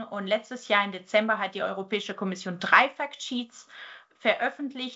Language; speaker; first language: German; native; German